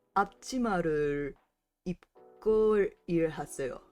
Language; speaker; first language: Korean; non-native, learner; English